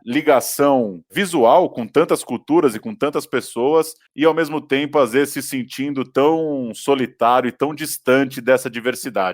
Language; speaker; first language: Portuguese; native; Portuguese